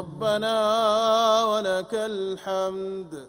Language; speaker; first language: Arabic; native; Arabic